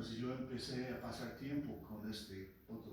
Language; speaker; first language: Spanish; non-native, local second language; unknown